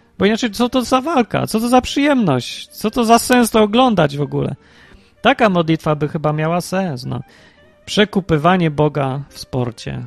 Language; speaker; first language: Polish; early bilingual, heritage; Polish